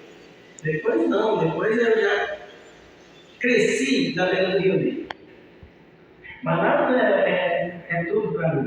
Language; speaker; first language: Portuguese; early bilingual, other home language; Japanese